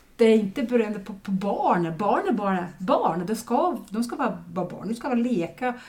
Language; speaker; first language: Swedish; non-native, fluent; Portuguese